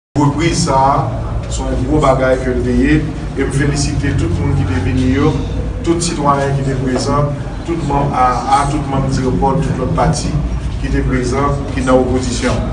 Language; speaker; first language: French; non-native, local second language; Haitian Creole